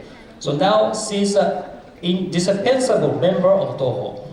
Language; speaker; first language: English; non-native, fluent; Japanese